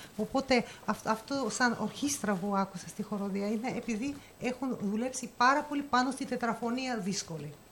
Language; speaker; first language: Greek; non-native, fluent; Russian